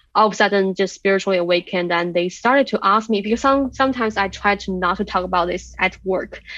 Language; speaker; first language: English; non-native, fluent; Chinese